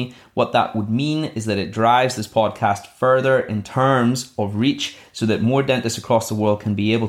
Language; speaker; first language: English; native; English